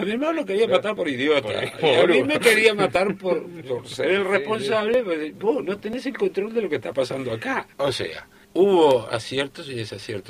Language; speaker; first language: Spanish; native; Spanish